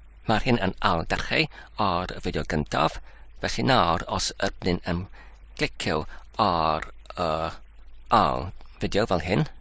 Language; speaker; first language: Welsh; non-native, learner; English